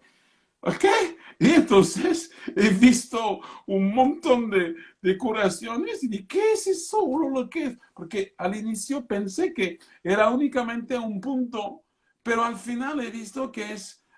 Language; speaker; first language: Spanish; non-native, fluent; French